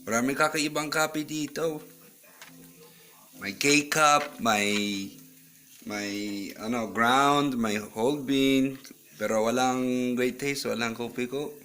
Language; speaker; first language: Filipino; non-native, learner; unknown